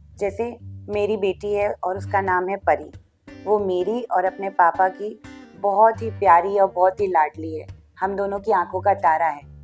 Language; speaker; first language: Hindi; non-native, local second language; Bangla